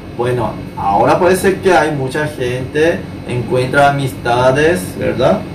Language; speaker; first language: Spanish; non-native, learner; Korean